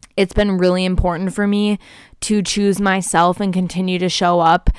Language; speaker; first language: English; native; English